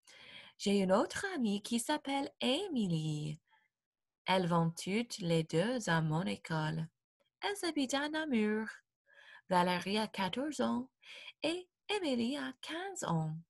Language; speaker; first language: French; non-native, fluent; English